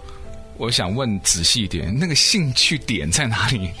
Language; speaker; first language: Chinese; non-native, local second language; English